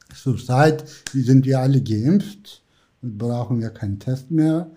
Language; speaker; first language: German; non-native, fluent; Turkish